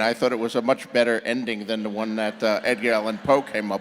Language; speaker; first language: English; native; English